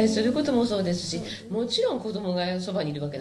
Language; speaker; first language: Japanese; native; Japanese